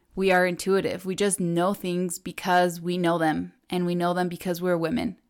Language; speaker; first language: English; early bilingual, other home language; Spanish